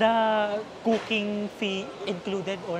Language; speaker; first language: English; non-native, learner; Filipino